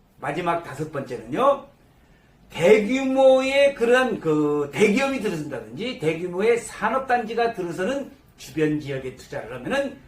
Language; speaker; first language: Korean; native; Korean